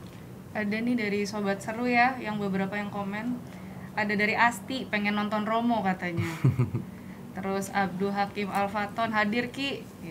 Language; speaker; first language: Indonesian; native; Indonesian